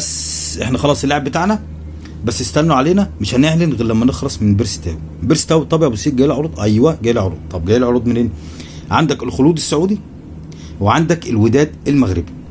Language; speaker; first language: Arabic; native; Arabic